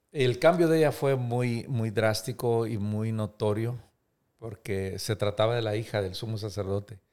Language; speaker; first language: Spanish; native; Spanish